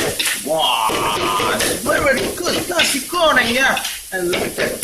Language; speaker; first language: English; non-native, learner; Indonesian